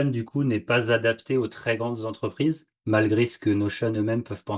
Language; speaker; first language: French; native; French